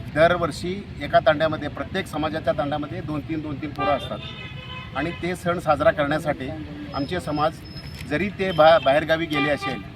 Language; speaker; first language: Marathi; non-native, local second language; Lambadi